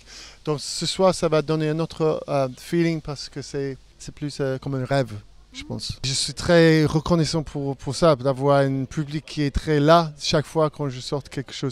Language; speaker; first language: French; non-native, fluent; English